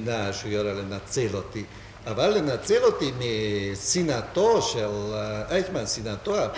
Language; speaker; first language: Hebrew; non-native, fluent; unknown